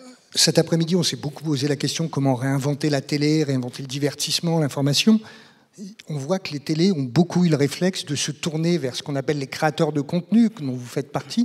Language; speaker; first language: French; native; French